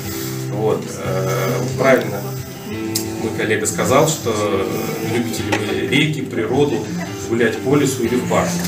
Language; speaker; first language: Russian; native; Russian